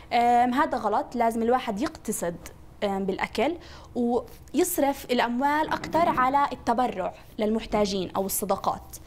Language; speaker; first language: Arabic; native; Arabic